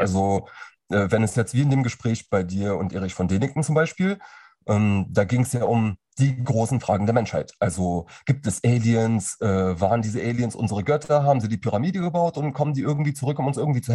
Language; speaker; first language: German; native; German